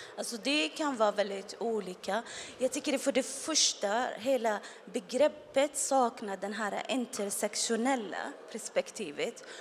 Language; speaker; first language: Swedish; non-native, fluent; Arabic